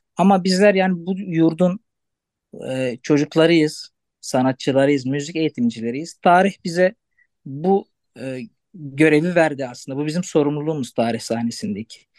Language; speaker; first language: Turkish; non-native, local second language; Arabic